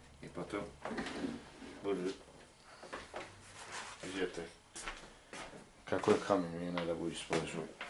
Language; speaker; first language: Russian; non-native, learner; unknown